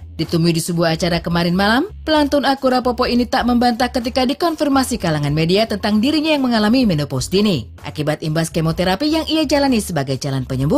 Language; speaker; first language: Indonesian; native; Indonesian